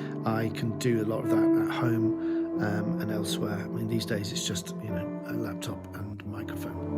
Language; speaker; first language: English; native; English